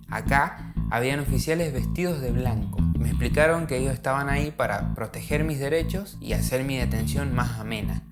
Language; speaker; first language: Spanish; native; Spanish